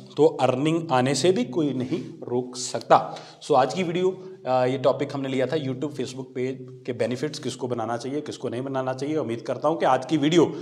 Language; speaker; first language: Hindi; non-native, local second language; Punjabi